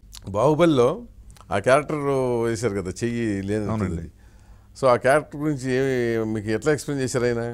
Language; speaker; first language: Telugu; native; Telugu